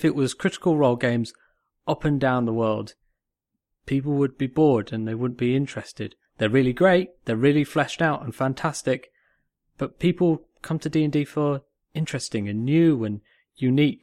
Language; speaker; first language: English; native; English